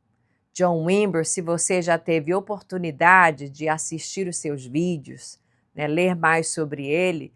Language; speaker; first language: Portuguese; native; Portuguese